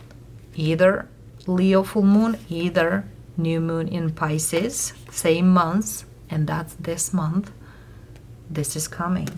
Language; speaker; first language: English; non-native, fluent; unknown